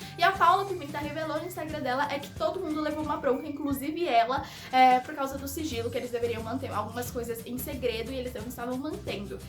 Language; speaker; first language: Portuguese; native; Portuguese